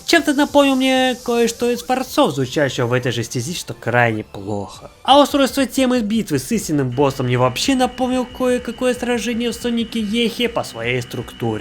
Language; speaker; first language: Russian; native; Russian